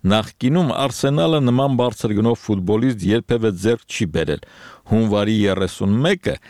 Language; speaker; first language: Armenian; native; Armenian